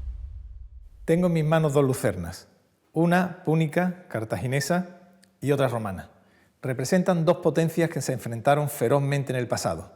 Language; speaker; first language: Spanish; native; Spanish